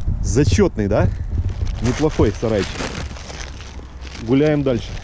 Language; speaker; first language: Russian; native; Russian